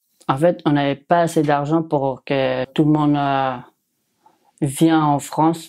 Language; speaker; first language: French; non-native, learner; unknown